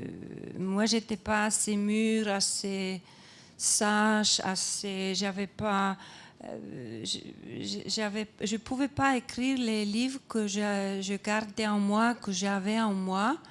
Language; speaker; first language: French; non-native, fluent; Icelandic